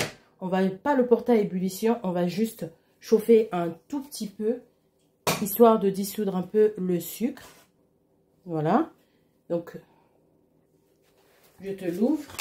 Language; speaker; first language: French; native; French